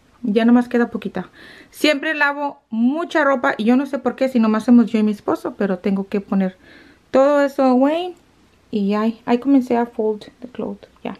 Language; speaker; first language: Spanish; early bilingual, heritage; Spanish